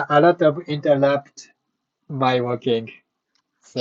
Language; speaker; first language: English; non-native, learner; Japanese